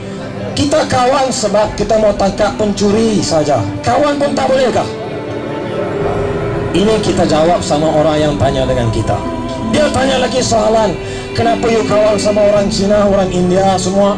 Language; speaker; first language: Malay; native; Malay